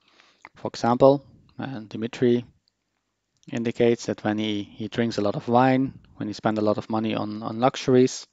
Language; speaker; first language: English; non-native, fluent; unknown